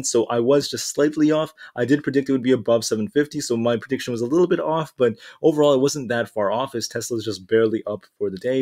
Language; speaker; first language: English; native; English